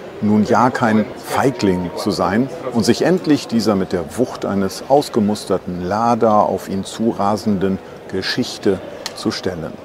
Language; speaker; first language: German; native; German